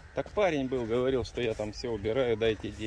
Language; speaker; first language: Russian; native; Russian